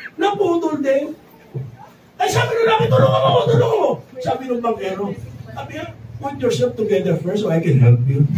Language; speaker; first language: Filipino; native; Filipino